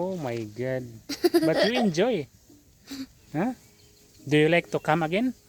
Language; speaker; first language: English; non-native, learner; Filipino